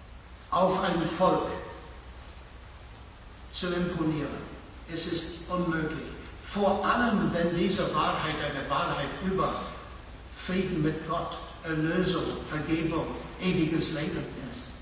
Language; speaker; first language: German; non-native, fluent; English